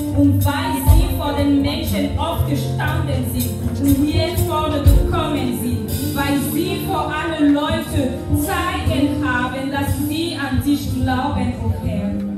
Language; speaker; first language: German; non-native, fluent; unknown